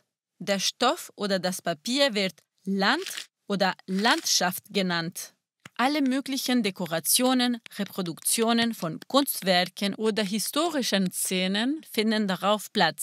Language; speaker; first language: German; non-native, fluent; Spanish